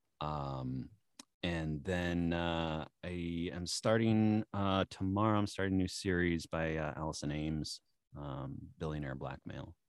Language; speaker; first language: English; native; English